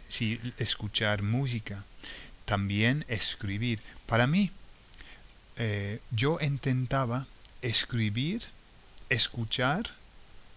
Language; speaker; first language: Spanish; non-native, fluent; English